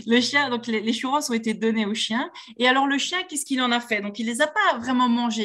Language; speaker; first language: French; native; French